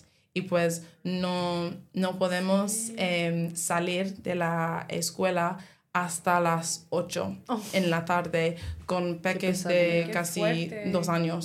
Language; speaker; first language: Spanish; non-native, learner; English